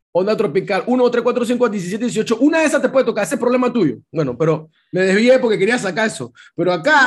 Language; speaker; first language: Spanish; native; Spanish